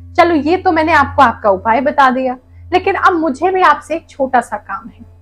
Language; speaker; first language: Hindi; native; Hindi